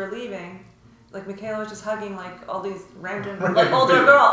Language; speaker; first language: English; native; English